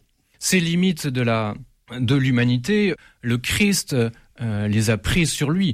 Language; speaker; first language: French; native; French